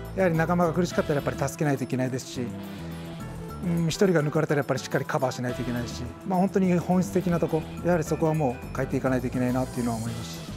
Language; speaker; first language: Japanese; native; Japanese